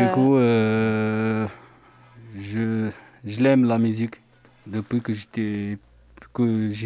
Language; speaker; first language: French; non-native, learner; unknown